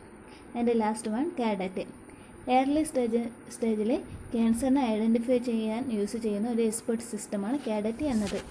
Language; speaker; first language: Malayalam; native; Malayalam